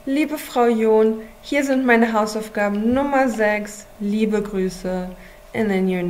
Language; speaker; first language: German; non-native, fluent; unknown